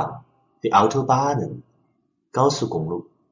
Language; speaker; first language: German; non-native, fluent; Chinese